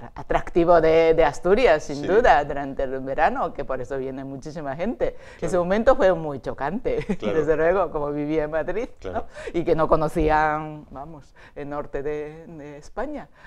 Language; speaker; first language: Spanish; non-native, fluent; Japanese